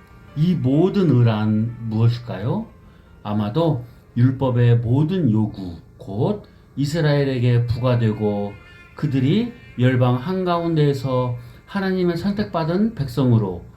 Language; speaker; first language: Korean; native; Korean